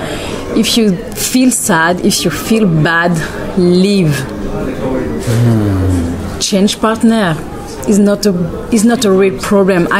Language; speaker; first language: English; non-native, learner; French